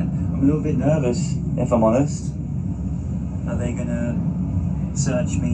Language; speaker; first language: English; native; English